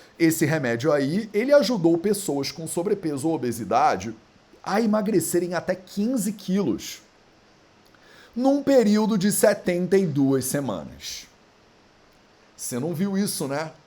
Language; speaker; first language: Portuguese; native; Portuguese